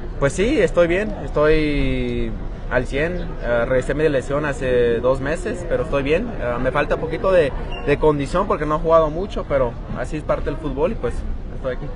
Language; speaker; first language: Spanish; early bilingual, heritage; Spanish